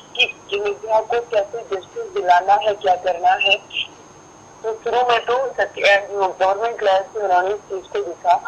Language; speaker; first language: Hindi; native; Hindi